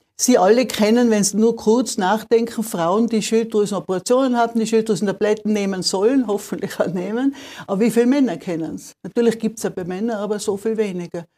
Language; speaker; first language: German; native; German